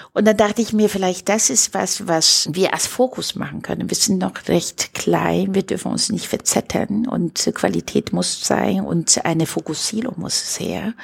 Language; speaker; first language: German; non-native, fluent; Chinese